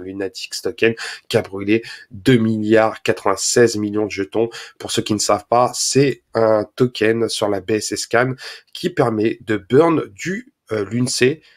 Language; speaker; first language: French; native; French